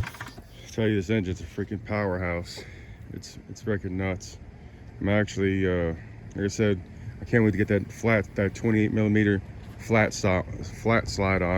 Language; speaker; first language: English; native; English